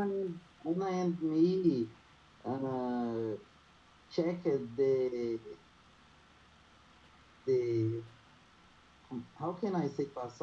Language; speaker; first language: English; non-native, learner; Portuguese